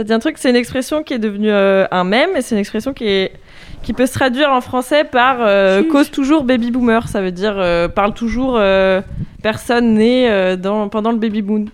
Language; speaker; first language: French; native; French